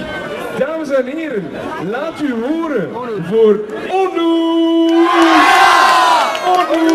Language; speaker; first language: Dutch; native; Dutch